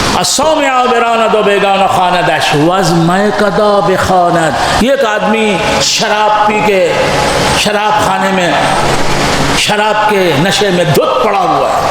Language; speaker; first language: Urdu; native; Urdu